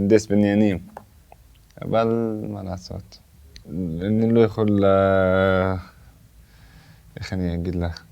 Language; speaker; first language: Hebrew; non-native, local second language; Arabic